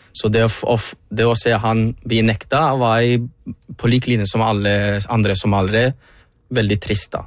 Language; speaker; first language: Norwegian; early bilingual, other home language; Somali